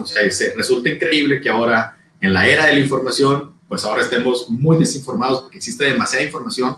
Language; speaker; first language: Spanish; native; Spanish